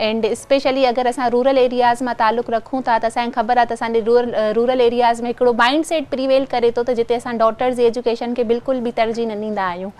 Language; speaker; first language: Sindhi; non-native, local second language; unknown